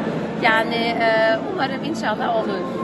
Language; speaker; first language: Turkish; early bilingual, heritage; German